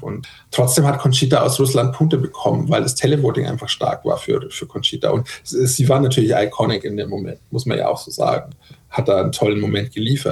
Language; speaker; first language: German; native; German